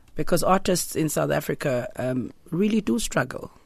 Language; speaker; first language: English; non-native, local second language; Zulu